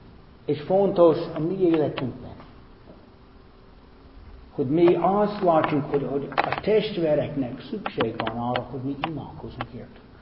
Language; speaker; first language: Hungarian; non-native, fluent; English